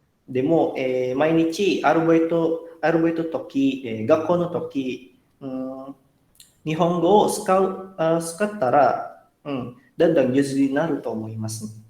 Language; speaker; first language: Japanese; non-native, fluent; Indonesian